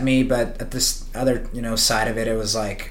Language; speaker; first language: English; native; English